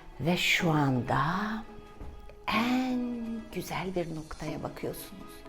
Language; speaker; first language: Turkish; non-native, fluent; Russian